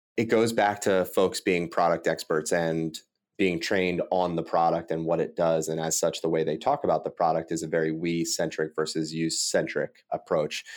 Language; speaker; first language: English; native; English